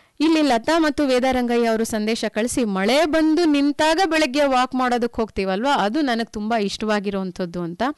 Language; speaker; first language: Kannada; native; Kannada